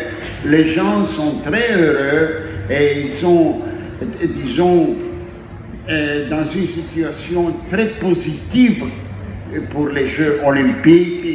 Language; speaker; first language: French; non-native, fluent; Greek